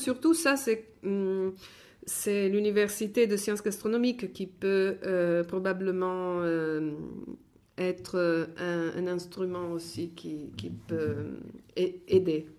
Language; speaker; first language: French; non-native, fluent; Italian